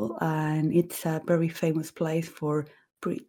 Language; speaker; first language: English; non-native, fluent; Spanish